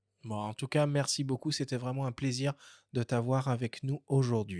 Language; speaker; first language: French; native; French